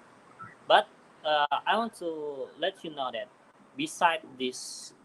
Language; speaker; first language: English; non-native, learner; Indonesian